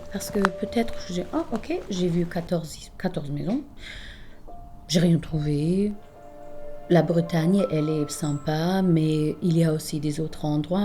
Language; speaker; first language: French; non-native, fluent; German